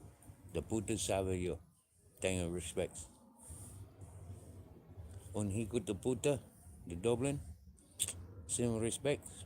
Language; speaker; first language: Spanish; non-native, learner; English